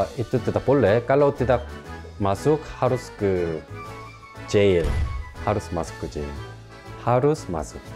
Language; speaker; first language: Indonesian; non-native, local second language; Korean